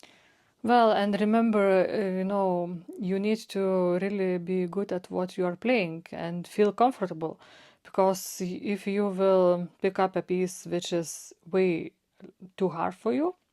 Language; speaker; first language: English; non-native, fluent; Lithuanian